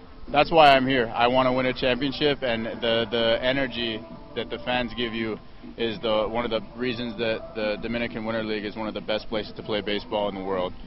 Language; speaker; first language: English; native; English